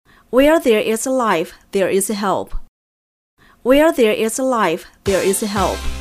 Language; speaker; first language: English; non-native, fluent; Chinese